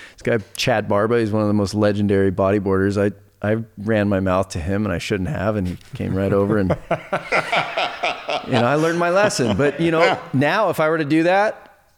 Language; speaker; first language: English; native; English